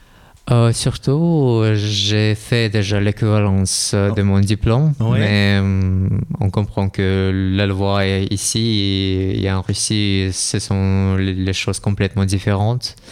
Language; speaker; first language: French; non-native, fluent; Russian